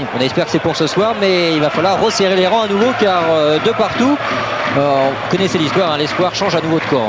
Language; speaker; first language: French; native; French